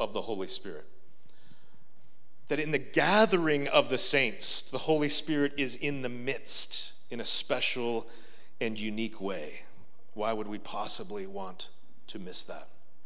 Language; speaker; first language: English; native; English